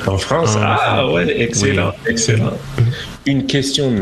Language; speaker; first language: French; non-native, fluent; English